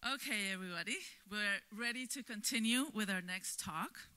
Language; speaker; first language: English; native; English